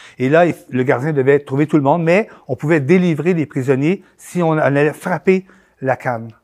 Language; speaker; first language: French; native; French